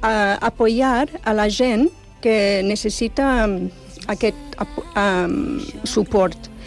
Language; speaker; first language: Catalan; non-native, learner; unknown